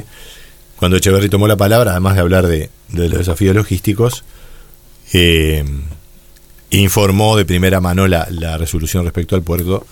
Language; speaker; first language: Spanish; native; Spanish